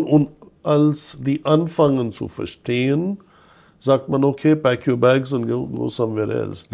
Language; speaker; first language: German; non-native, fluent; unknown